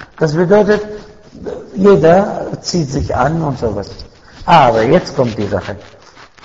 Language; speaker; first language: German; non-native, fluent; Arabic